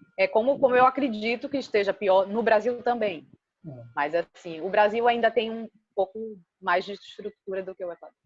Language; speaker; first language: Portuguese; native; Portuguese